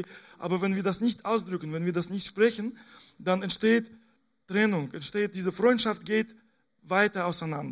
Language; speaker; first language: German; non-native, fluent; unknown